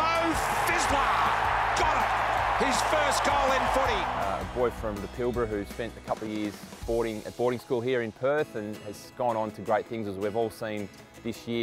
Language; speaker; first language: English; native; English